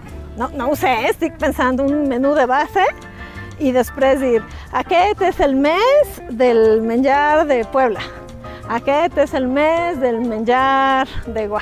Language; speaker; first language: Catalan; non-native, fluent; Spanish